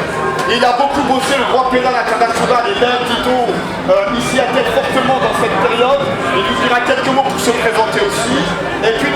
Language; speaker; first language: French; native; French